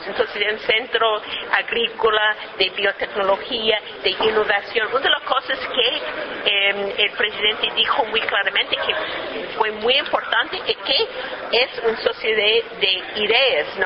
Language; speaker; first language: Spanish; non-native, fluent; English